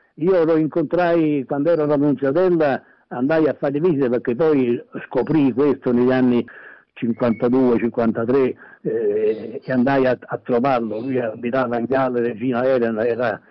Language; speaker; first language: Italian; native; Italian